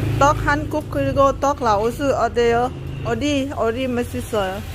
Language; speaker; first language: Korean; non-native, learner; Lao